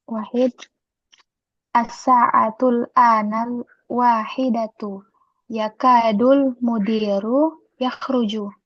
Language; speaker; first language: Arabic; non-native, learner; Indonesian